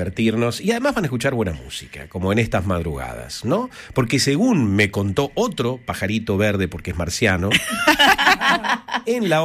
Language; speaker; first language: Spanish; native; Spanish